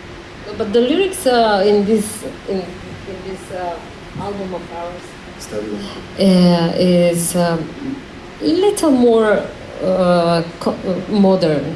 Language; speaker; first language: English; non-native, learner; Macedonian